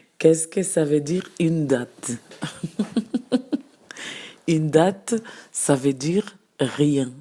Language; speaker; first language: French; non-native, fluent; Portuguese